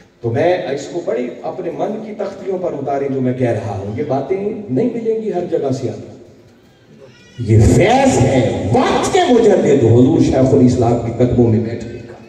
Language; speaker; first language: Urdu; non-native, local second language; Punjabi